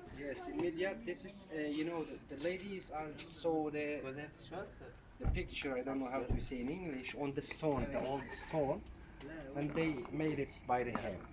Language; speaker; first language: English; non-native, learner; Turkish